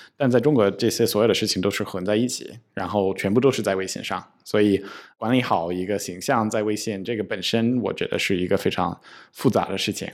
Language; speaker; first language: Chinese; non-native, fluent; English